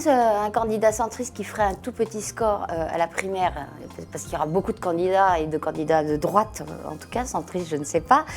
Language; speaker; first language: French; native; French